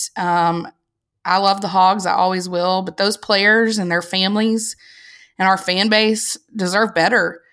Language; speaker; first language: English; native; English